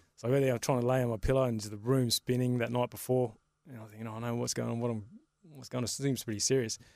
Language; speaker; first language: English; native; English